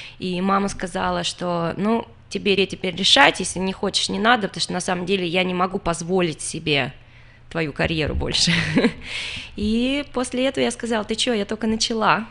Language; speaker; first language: Russian; native; Russian